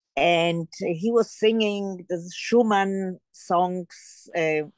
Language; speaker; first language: English; early bilingual, heritage; Polish